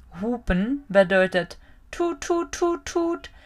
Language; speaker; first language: German; non-native, fluent; Czech